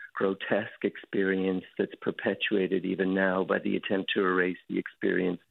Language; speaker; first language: English; native; English